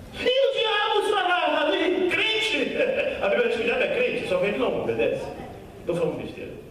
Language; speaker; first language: Portuguese; native; Portuguese